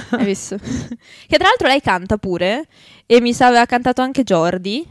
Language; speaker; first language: Italian; native; Italian